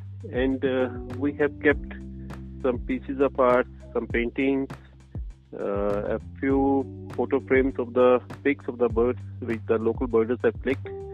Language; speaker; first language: English; non-native, local second language; Punjabi